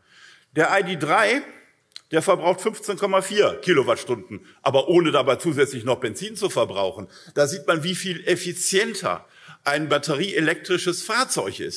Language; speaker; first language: German; native; German